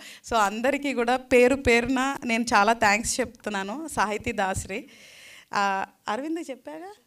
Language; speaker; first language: Telugu; native; Telugu